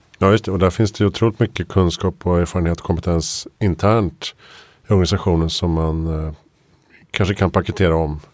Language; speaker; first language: Swedish; native; Swedish